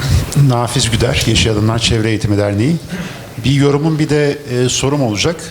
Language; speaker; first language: Turkish; native; Turkish